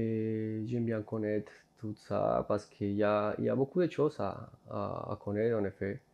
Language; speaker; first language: French; non-native, fluent; Spanish